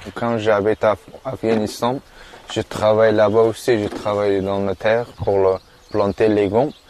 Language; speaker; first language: French; non-native, learner; Persian